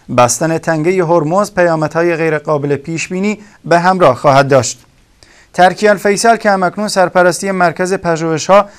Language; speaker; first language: Persian; non-native, local second language; Kurdish